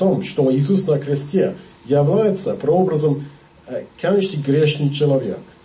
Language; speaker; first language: Russian; non-native, learner; English